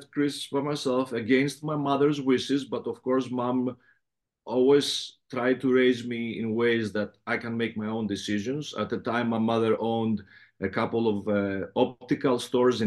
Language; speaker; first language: English; non-native, fluent; Greek